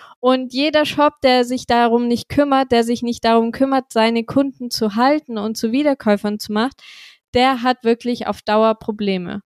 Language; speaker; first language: German; native; German